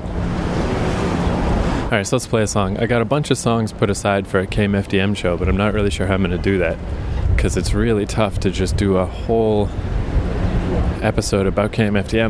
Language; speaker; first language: English; native; English